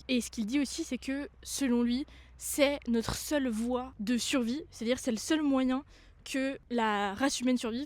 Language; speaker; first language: French; native; French